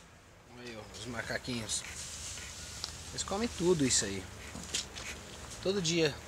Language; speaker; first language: Portuguese; early bilingual, heritage; Portuguese